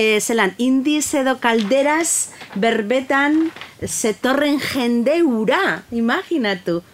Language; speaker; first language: Basque; native; Basque